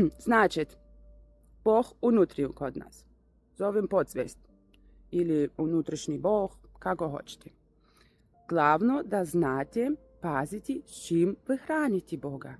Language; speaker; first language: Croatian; non-native, learner; Russian